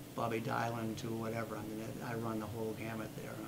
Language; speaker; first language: English; native; English